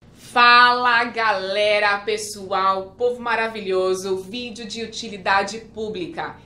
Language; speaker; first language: Portuguese; native; Portuguese